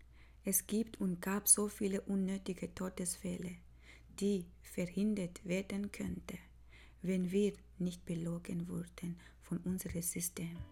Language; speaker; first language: German; non-native, fluent; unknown